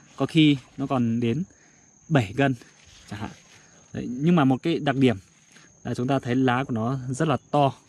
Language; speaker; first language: Vietnamese; non-native, local second language; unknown